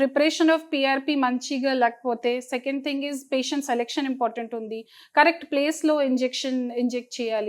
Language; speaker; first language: Telugu; non-native, local second language; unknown